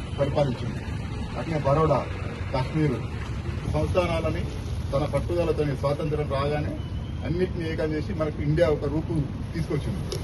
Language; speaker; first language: Telugu; native; Telugu